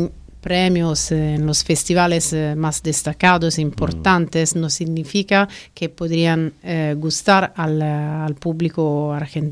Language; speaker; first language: Spanish; non-native, fluent; Italian